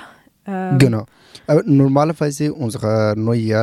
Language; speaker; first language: German; non-native, learner; Persian